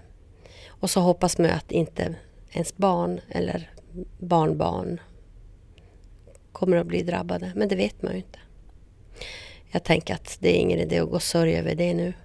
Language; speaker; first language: Swedish; native; Swedish